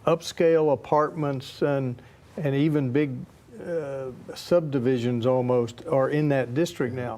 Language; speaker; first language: English; native; English